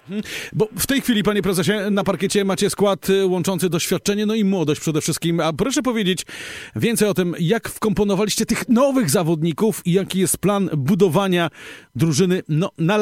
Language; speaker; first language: Polish; native; Polish